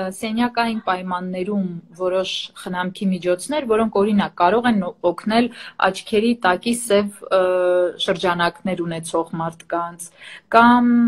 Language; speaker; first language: Armenian; native; Armenian